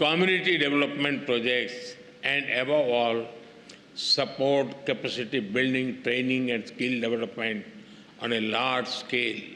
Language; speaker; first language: English; non-native, local second language; Hindi